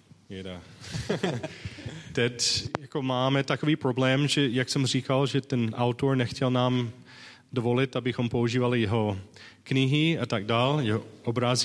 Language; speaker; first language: Czech; non-native, learner; English